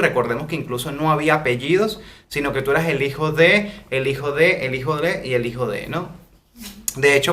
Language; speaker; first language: Spanish; native; Spanish